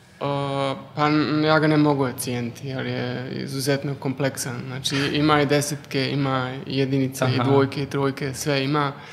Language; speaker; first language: Serbian; early bilingual, heritage; Serbian